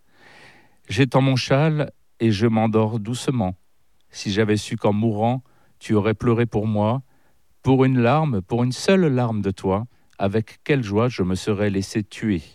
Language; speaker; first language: French; native; French